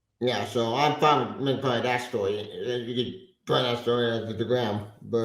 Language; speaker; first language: English; native; English